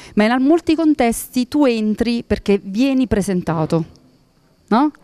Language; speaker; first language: Italian; native; Italian